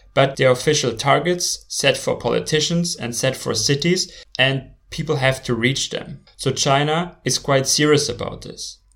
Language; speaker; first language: English; non-native, fluent; German